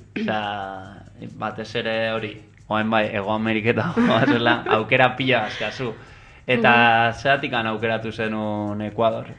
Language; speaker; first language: Basque; native; Basque